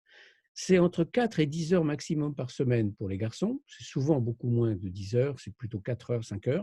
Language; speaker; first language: French; native; French